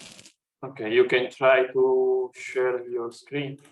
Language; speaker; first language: English; non-native, fluent; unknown